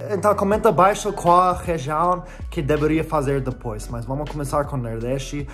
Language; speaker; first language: Portuguese; non-native, learner; English